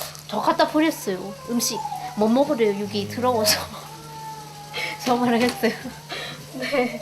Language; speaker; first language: Korean; non-native, local second language; Lao